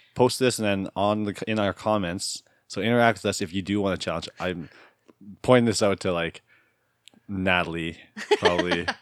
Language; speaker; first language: English; native; English